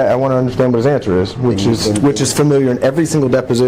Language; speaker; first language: English; native; English